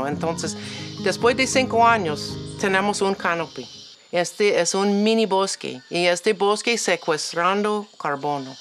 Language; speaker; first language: Spanish; non-native, learner; English